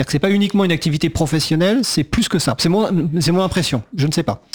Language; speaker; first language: French; native; French